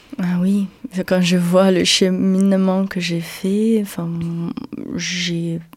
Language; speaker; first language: French; non-native, fluent; Portuguese